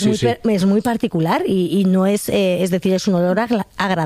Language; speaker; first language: Spanish; native; Spanish